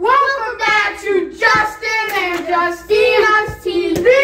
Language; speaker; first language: English; native; English